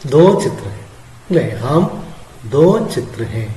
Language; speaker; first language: Hindi; non-native, local second language; Malayalam